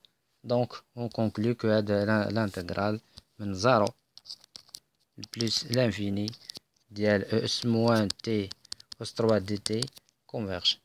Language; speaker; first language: Arabic; native; Arabic